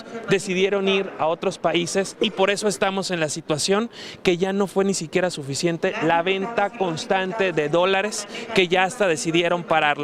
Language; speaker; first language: Spanish; native; Spanish